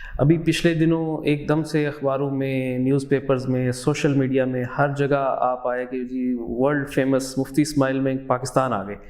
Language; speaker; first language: Urdu; native; Urdu